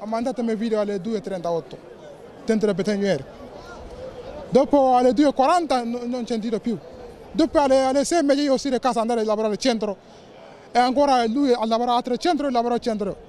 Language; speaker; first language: Italian; non-native, learner; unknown